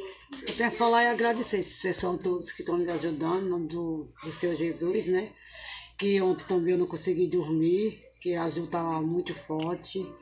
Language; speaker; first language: Portuguese; native; Portuguese